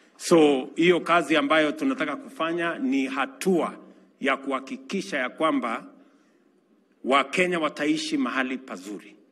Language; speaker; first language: Swahili; non-native, local second language; Kalenjin